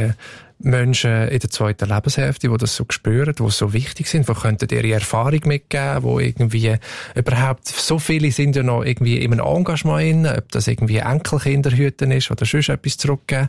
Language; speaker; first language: German; native; German